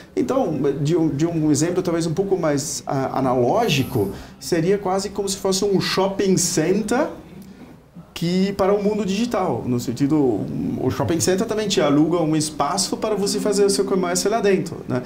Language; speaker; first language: Portuguese; non-native, fluent; German